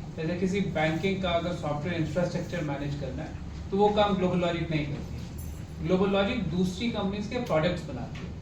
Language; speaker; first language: Hindi; native; Hindi